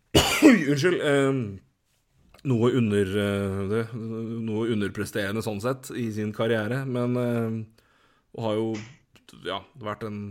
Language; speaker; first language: Norwegian; native; Norwegian